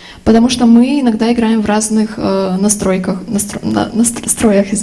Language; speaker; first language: Russian; native; Russian